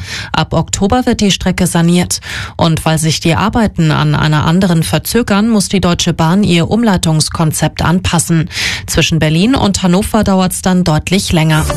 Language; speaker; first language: German; native; German